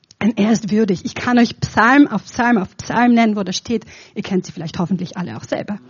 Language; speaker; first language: German; non-native, fluent; Romanian